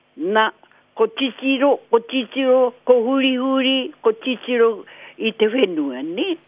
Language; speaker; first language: Māori; native; Māori